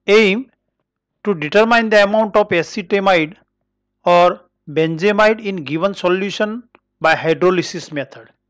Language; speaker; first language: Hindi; non-native, local second language; Marathi